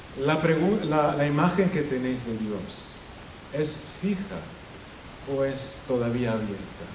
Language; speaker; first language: Spanish; non-native, fluent; Italian